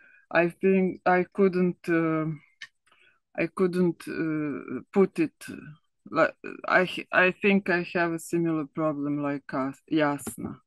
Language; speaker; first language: English; non-native, learner; Serbian